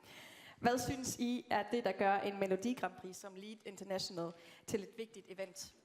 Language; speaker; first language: Danish; native; Danish